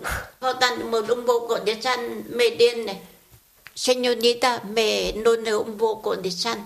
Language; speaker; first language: Spanish; non-native, learner; Vietnamese